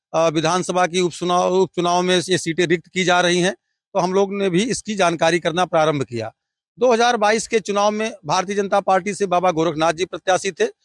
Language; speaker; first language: Hindi; native; Hindi